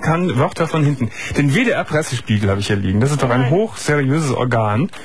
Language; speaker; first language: German; native; German